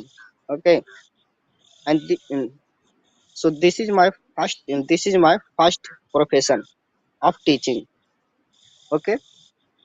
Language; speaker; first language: English; non-native, learner; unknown